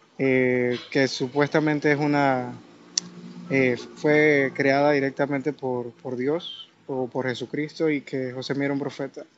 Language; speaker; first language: Spanish; native; Spanish